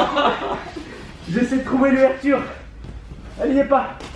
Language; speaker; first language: French; native; French